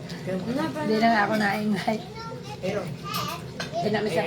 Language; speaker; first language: Filipino; native; Filipino